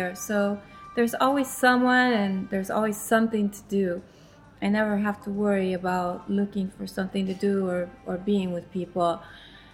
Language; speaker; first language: English; native; English